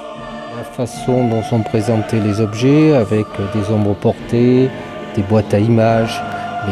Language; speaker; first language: French; native; French